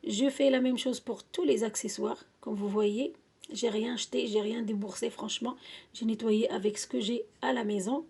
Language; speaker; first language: French; non-native, local second language; Arabic